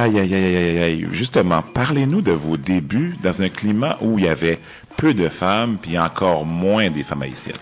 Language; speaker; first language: French; native; French